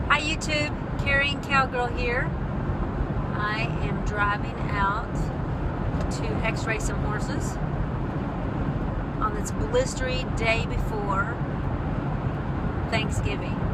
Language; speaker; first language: English; native; English